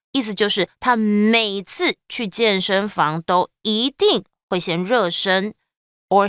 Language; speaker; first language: Chinese; native; Chinese